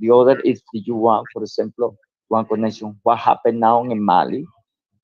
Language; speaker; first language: English; non-native, learner; Spanish